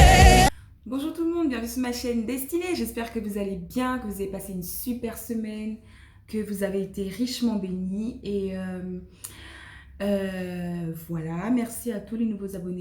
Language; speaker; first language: French; native; French